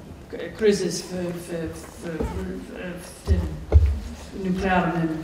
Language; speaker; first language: Polish; non-native, fluent; English